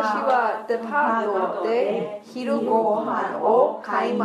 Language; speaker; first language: Japanese; non-native, learner; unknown